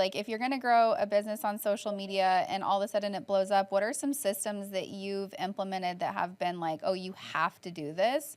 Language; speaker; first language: English; native; English